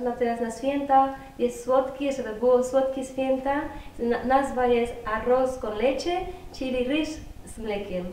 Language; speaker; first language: Polish; non-native, learner; Spanish